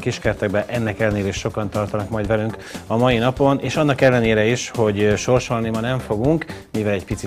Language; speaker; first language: Hungarian; native; Hungarian